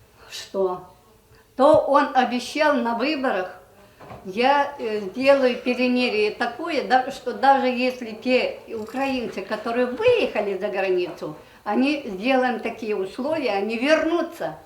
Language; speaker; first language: Russian; native; Russian